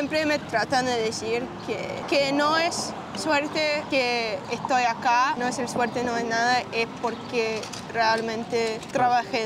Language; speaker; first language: Spanish; early bilingual, heritage; Spanish